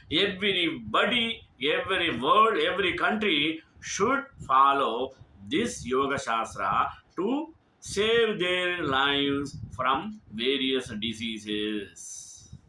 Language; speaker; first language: English; non-native, local second language; Telugu